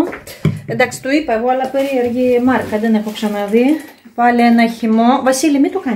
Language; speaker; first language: Greek; native; Greek